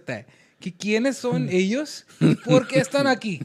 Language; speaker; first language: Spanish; non-native, learner; Hindi